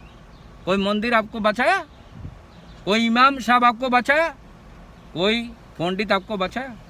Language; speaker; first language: Hindi; non-native, local second language; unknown